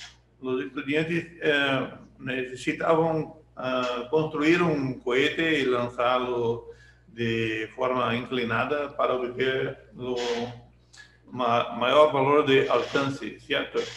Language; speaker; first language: Portuguese; non-native, learner; Spanish